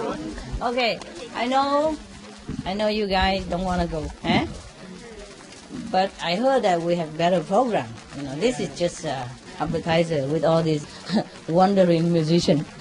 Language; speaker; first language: English; non-native, fluent; Vietnamese